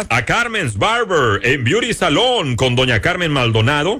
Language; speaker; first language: Spanish; native; Spanish